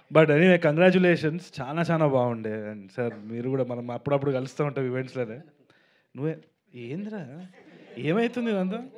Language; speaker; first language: Telugu; native; Telugu